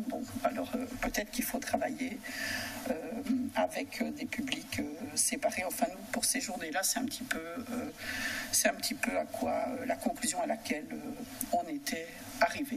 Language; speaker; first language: French; native; French